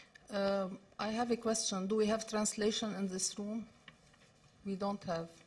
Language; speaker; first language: English; non-native, fluent; Arabic